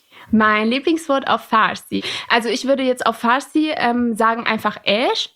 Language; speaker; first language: German; early bilingual, other home language; Persian